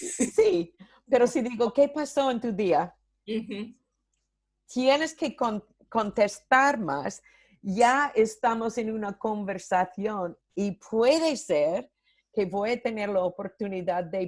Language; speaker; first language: Spanish; non-native, fluent; English